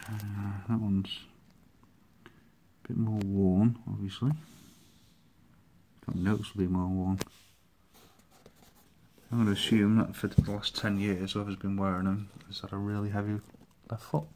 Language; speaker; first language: English; native; English